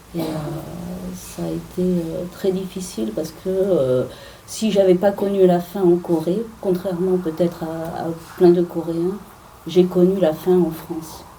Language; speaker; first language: French; early bilingual, other home language; Korean